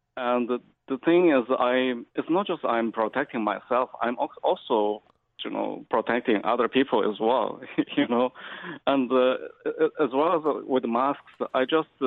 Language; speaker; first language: English; non-native, fluent; Chinese